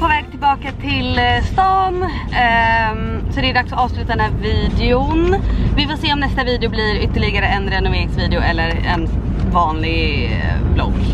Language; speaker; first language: Swedish; native; Swedish